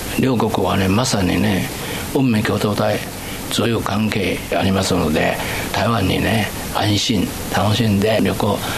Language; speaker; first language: Japanese; non-native, fluent; Chinese